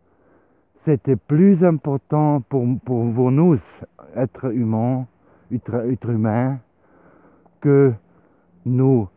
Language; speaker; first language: French; non-native, learner; Swiss German